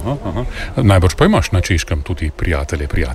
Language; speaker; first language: Slovenian; native; Slovenian